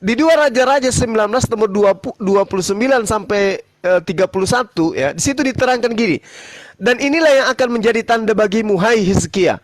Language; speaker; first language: Indonesian; native; Indonesian